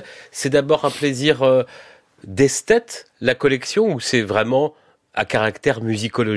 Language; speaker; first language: French; native; French